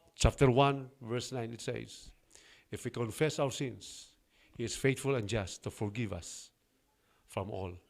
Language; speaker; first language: English; non-native, local second language; Filipino